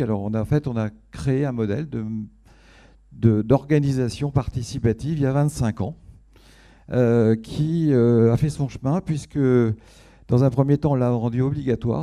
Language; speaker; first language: French; native; French